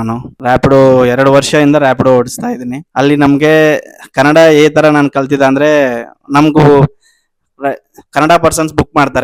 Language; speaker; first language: Kannada; non-native, local second language; Telugu